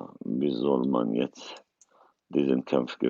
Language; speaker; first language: German; non-native, fluent; Kurdish